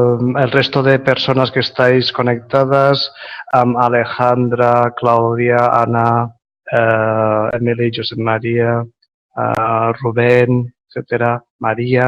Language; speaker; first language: Spanish; native; Spanish